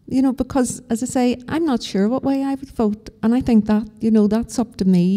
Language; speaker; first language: English; native; English